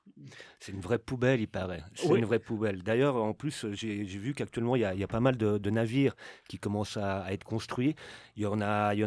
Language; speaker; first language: French; native; French